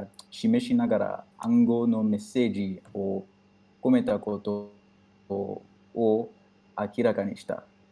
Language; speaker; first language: Japanese; non-native, learner; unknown